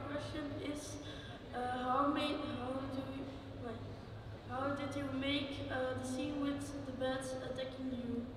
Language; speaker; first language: English; native; English